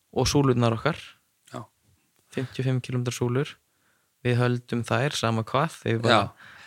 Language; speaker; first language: Icelandic; native; Icelandic